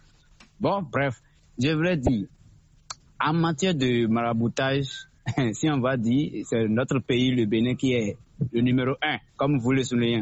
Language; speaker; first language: French; non-native, local second language; Fon